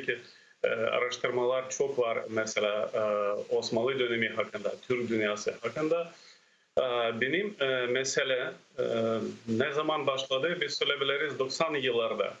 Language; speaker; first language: Turkish; non-native, fluent; Ukrainian